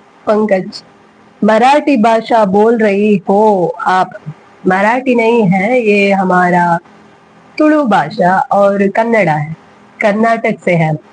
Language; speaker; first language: Hindi; non-native, local second language; Tulu